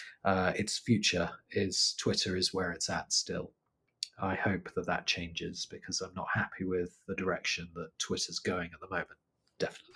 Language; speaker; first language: English; native; English